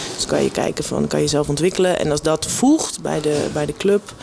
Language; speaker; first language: Dutch; native; Dutch